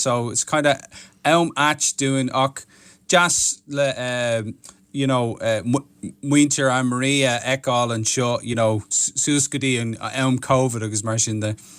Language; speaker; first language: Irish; non-native, local second language; English